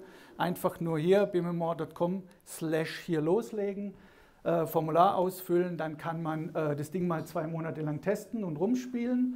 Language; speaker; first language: German; native; German